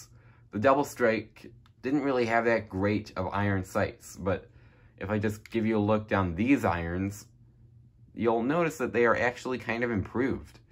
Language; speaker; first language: English; native; English